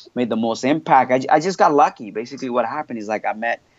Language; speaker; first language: English; non-native, fluent; French